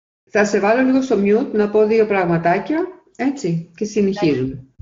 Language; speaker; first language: Greek; native; Greek